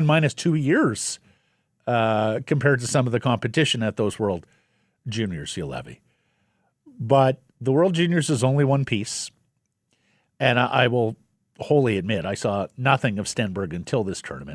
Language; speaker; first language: English; native; English